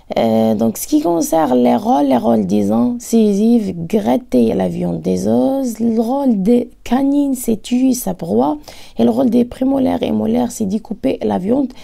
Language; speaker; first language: French; non-native, local second language; Arabic